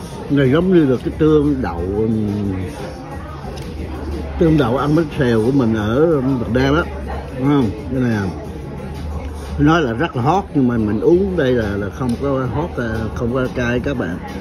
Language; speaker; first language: Vietnamese; native; Vietnamese